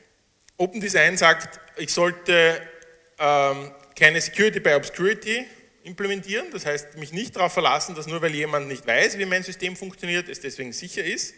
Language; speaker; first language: German; native; German